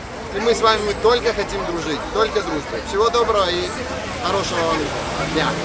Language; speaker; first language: Russian; non-native, fluent; Georgian